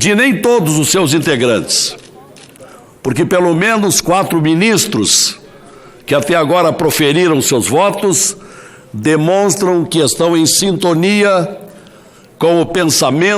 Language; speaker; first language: Portuguese; native; Portuguese